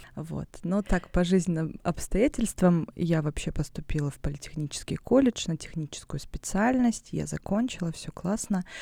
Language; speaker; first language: Russian; native; Russian